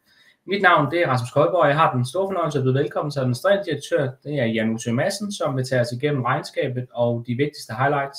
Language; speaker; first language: Danish; native; Danish